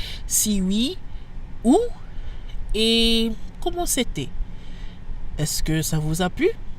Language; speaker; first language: French; non-native, fluent; English